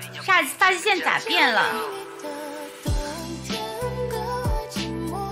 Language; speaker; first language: Chinese; native; Chinese